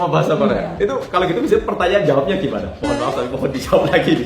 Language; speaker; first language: Indonesian; native; Indonesian